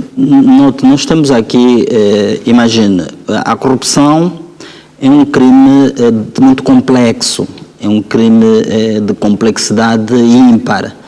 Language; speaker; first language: Portuguese; native; Portuguese